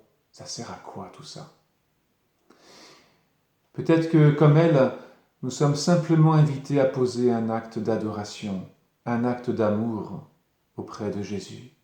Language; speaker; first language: French; native; French